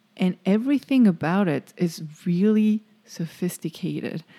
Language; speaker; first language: English; non-native, fluent; French